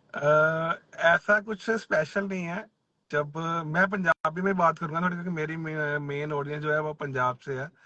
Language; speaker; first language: Hindi; non-native, local second language; Punjabi